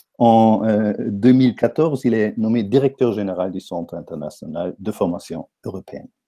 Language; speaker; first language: French; non-native, fluent; Italian